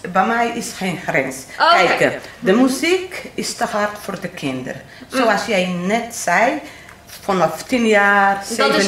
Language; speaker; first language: Dutch; non-native, learner; Portuguese